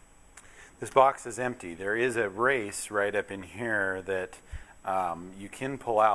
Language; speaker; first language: English; native; English